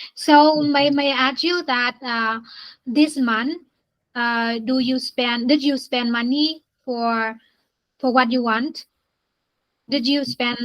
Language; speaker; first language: English; non-native, learner; Vietnamese